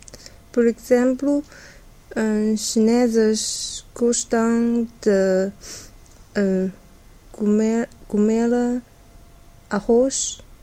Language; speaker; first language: Portuguese; non-native, learner; Chinese